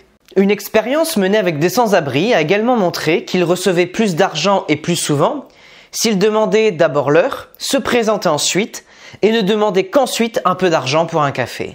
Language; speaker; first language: French; native; French